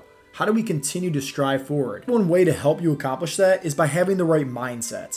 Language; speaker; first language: English; native; English